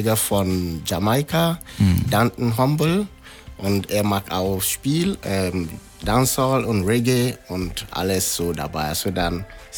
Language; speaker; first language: German; non-native, learner; Akan